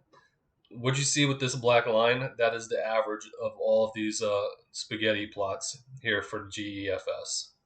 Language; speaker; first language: English; native; English